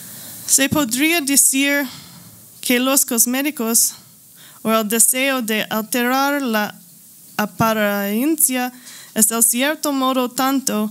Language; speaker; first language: Spanish; non-native, learner; English